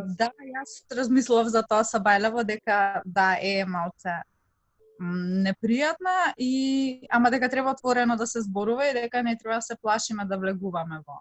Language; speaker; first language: Macedonian; native; Macedonian